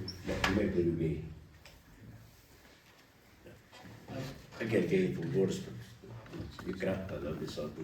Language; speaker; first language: Arabic; non-native, fluent; Urdu